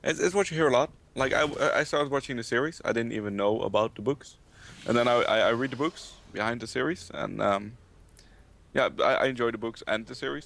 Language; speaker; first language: English; non-native, fluent; Dutch